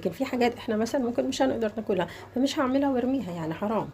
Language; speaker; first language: Arabic; native; Arabic